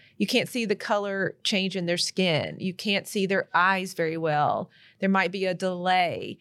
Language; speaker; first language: English; native; English